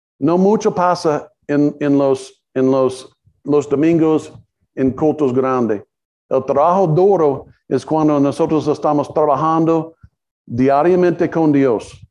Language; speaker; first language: Spanish; non-native, learner; English